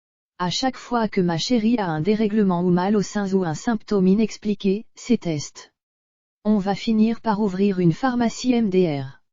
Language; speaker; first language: French; native; French